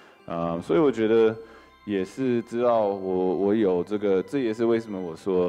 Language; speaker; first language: Chinese; early bilingual, heritage; English